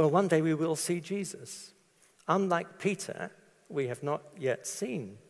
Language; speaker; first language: English; native; English